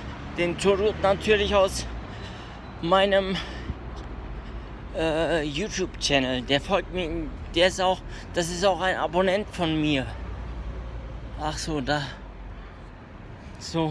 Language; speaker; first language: German; early bilingual, other home language; Turkish